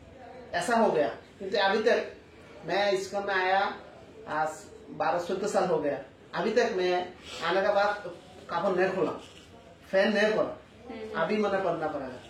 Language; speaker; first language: Hindi; non-native, learner; Bangla